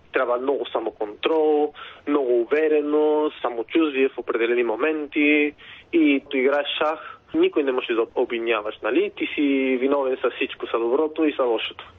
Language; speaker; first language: Bulgarian; non-native, fluent; Spanish